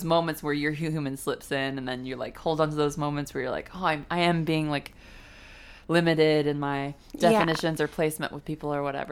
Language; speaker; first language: English; native; English